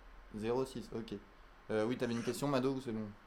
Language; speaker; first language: French; native; French